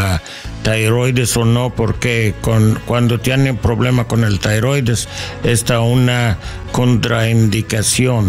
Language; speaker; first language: Spanish; non-native, learner; English